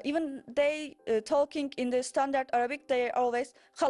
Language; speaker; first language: English; non-native, learner; Turkish